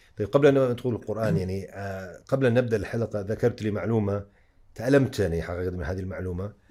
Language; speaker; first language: Arabic; non-native, fluent; English